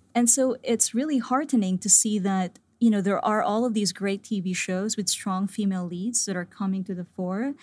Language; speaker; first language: English; non-native, local second language; Filipino